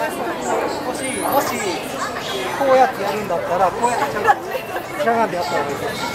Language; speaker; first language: Japanese; native; Japanese